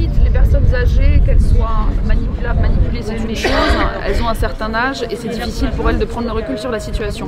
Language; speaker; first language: French; native; French